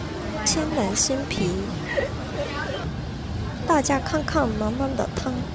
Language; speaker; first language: Chinese; non-native, learner; Japanese